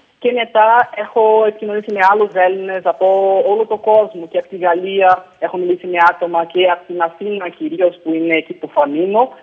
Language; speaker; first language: Greek; non-native, fluent; Portuguese